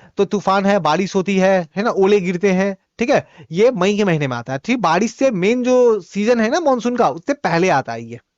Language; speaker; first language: Hindi; non-native, local second language; Bhojpuri